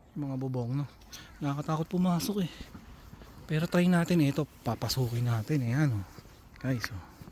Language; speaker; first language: Filipino; native; Filipino